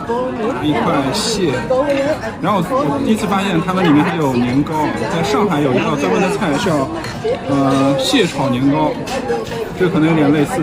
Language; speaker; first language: Chinese; native; Chinese